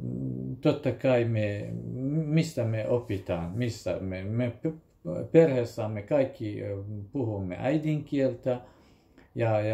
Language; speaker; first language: Finnish; non-native, fluent; Kurdish